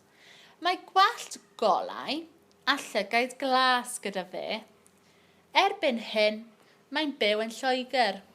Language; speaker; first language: Welsh; non-native, local second language; English